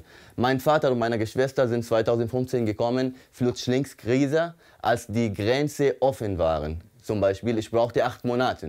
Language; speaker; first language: German; non-native, fluent; Arabic